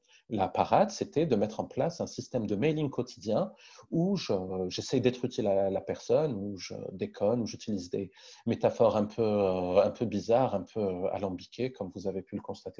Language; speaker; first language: French; native; French